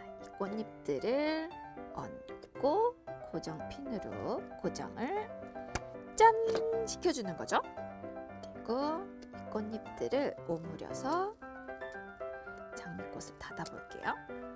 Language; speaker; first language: Korean; native; Korean